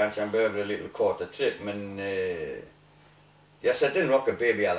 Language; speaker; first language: Swedish; non-native, learner; English